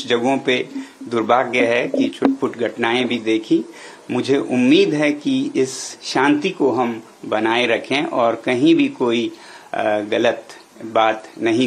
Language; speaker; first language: Hindi; native; Hindi